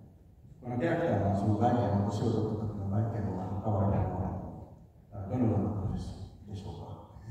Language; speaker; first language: Japanese; non-native, fluent; Finnish